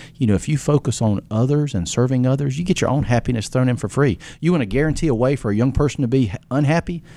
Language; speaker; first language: English; native; English